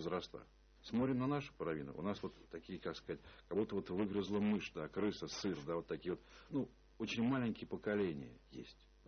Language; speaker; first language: Russian; native; Russian